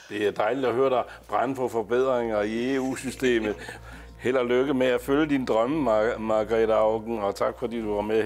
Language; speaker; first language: Danish; native; Danish